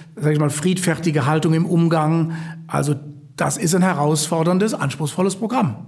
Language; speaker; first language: German; native; German